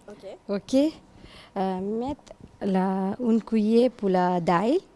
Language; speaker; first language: French; non-native, learner; Tamil